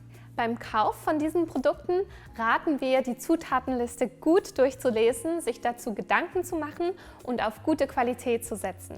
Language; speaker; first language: German; native; German